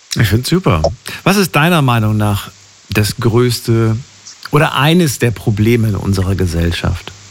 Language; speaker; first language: German; native; German